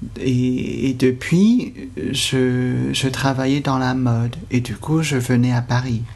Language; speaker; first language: French; non-native, fluent; Cantonese